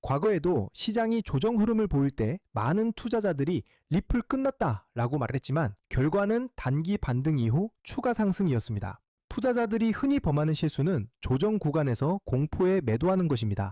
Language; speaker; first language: Korean; native; Korean